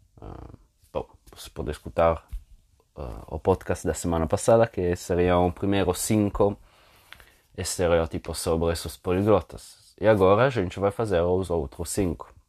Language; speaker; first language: Portuguese; non-native, fluent; Italian